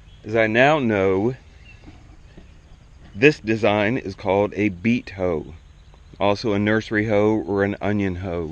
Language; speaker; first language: English; native; English